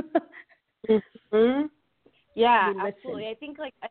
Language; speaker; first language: English; native; English